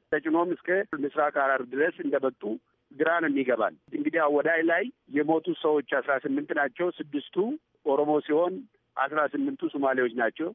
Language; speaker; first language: Amharic; non-native, local second language; Oromo